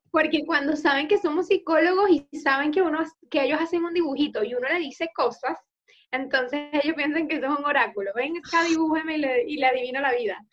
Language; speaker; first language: Spanish; native; Spanish